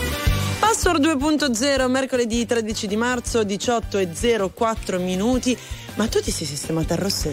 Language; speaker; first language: Italian; native; Italian